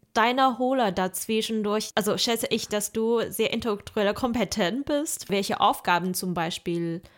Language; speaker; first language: German; non-native, fluent; Chinese